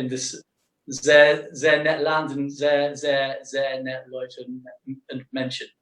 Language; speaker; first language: German; non-native, learner; English